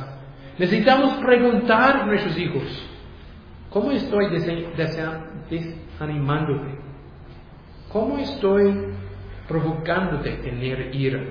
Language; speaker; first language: Spanish; non-native, fluent; English